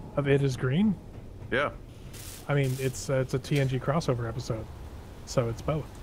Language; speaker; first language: English; native; English